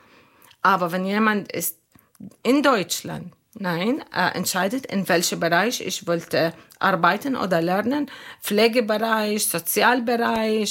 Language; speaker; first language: German; non-native, fluent; Arabic